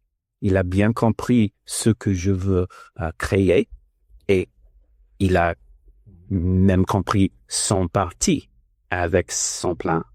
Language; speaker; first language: French; non-native, learner; English